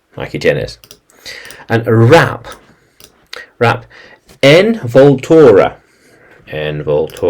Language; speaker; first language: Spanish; non-native, learner; English